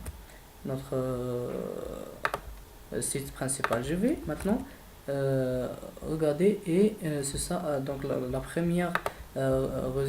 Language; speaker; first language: French; non-native, fluent; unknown